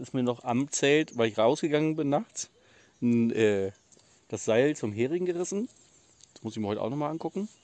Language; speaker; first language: German; native; German